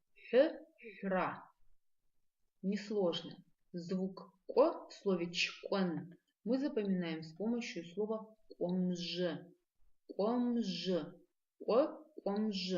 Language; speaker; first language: Russian; non-native, local second language; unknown